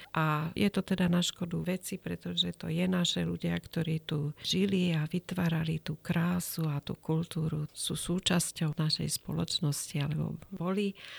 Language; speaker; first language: Slovak; native; Slovak